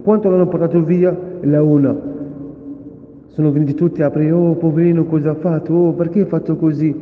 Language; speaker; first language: Italian; non-native, fluent; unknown